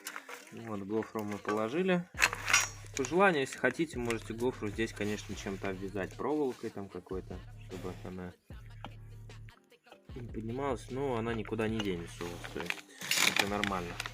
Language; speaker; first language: Russian; native; Russian